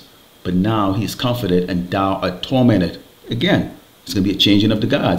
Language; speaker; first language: English; native; English